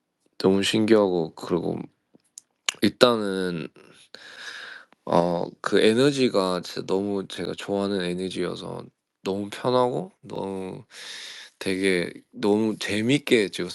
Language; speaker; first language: Korean; early bilingual, heritage; Korean